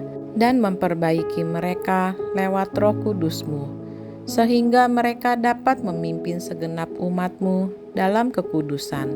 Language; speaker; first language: Indonesian; native; Indonesian